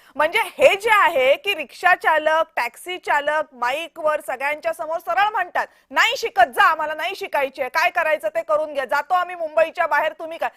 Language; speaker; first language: Marathi; native; Marathi